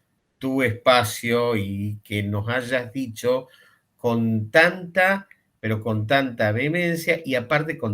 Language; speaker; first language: Spanish; native; Spanish